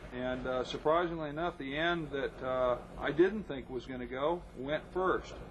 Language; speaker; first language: English; native; English